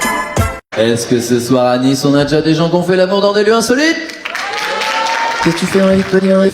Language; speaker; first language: French; native; French